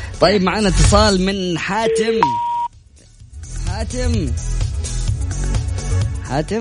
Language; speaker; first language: Arabic; native; Arabic